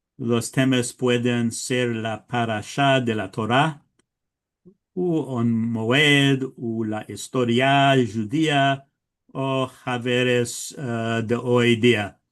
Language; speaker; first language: Spanish; early bilingual, heritage; English